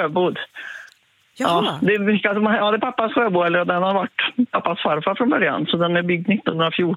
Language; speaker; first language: Swedish; native; Swedish